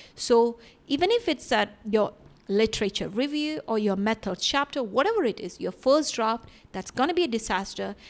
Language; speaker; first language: English; non-native, local second language; Malayalam